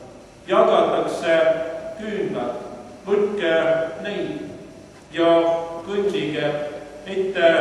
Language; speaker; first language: Estonian; non-native, learner; Swedish